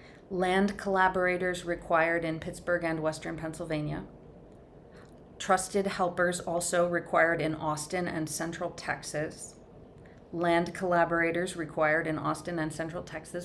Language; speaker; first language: English; native; English